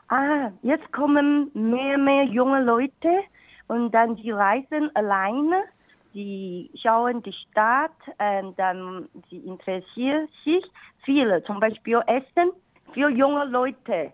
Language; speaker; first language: German; non-native, learner; Chinese